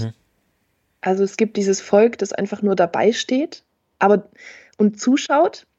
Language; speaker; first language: German; native; German